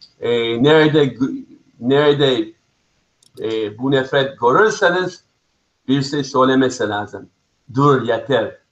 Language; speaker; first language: Turkish; non-native, fluent; English